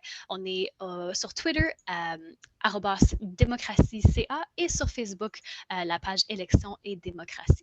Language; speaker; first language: French; native; French